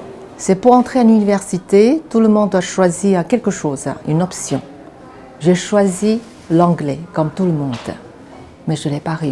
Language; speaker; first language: French; non-native, fluent; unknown